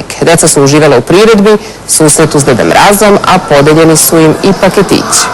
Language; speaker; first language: Serbian; native; Serbian